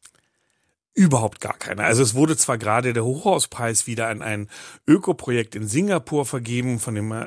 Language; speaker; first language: German; native; German